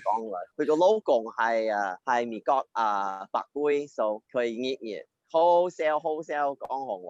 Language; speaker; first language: Cantonese; early bilingual, heritage; Cantonese